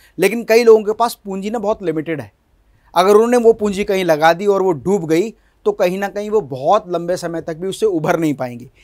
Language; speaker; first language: Hindi; native; Hindi